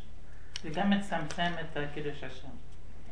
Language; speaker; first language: Hebrew; non-native, fluent; English